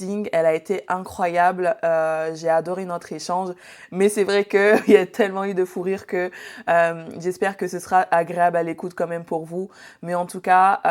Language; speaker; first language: French; native; French